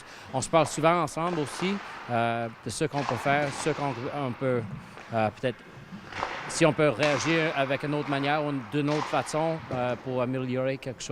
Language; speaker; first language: French; non-native, fluent; English